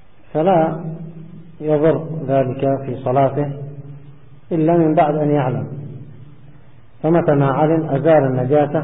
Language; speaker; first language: Arabic; native; Arabic